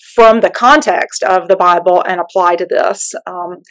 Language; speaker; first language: English; native; English